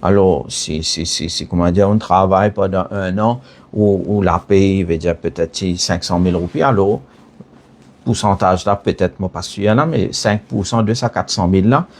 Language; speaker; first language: French; non-native, learner; Morisyen